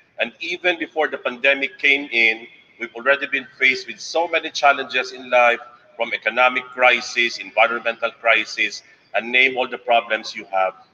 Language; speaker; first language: English; non-native, local second language; Cebuano